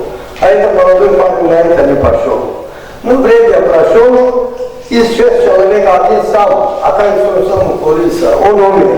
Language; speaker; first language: Russian; non-native, fluent; Azerbaijani